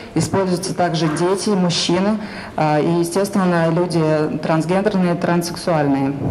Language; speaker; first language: Russian; native; Russian